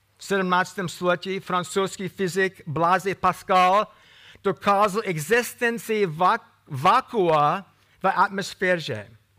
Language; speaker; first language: Czech; non-native, fluent; English